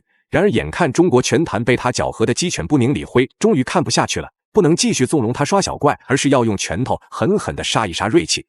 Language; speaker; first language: Chinese; native; Chinese